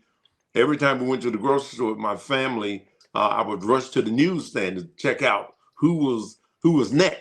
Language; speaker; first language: English; native; English